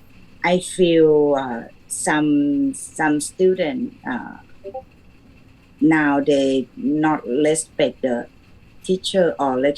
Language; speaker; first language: English; non-native, learner; Thai